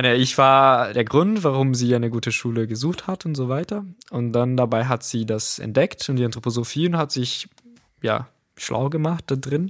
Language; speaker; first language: German; non-native, fluent; Portuguese